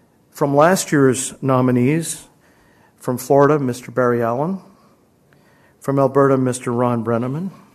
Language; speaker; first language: English; native; English